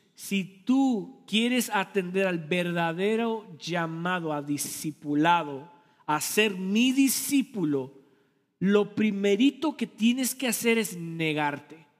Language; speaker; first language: Spanish; early bilingual, heritage; Spanish